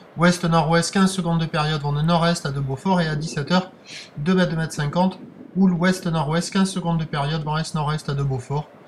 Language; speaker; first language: French; native; French